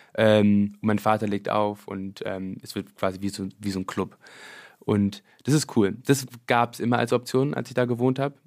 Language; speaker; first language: German; early bilingual, other home language; English